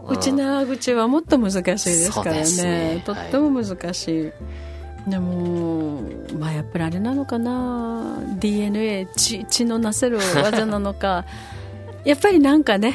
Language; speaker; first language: Japanese; native; Japanese